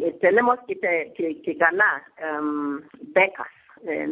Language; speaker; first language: Spanish; non-native, learner; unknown